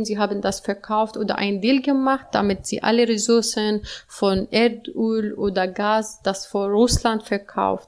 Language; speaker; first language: German; non-native, learner; Arabic